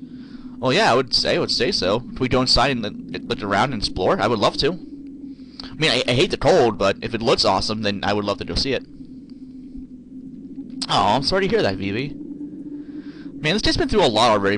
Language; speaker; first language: English; native; English